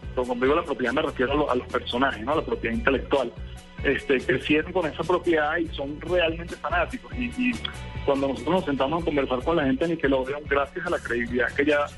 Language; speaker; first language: Spanish; native; Spanish